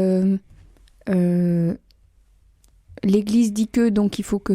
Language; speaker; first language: French; native; French